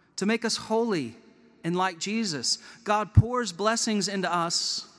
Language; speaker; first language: English; native; English